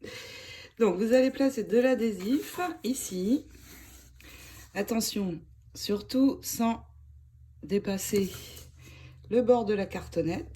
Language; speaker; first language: French; native; French